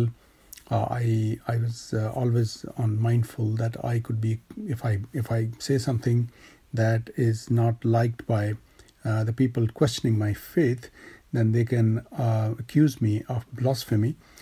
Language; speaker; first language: English; non-native, local second language; Urdu